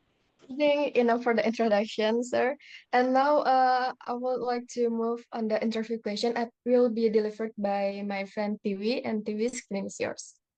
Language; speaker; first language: English; non-native, learner; Indonesian